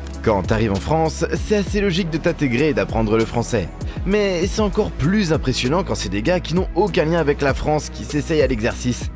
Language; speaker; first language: French; native; French